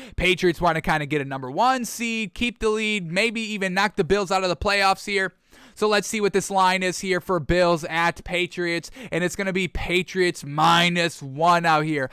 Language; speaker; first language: English; native; English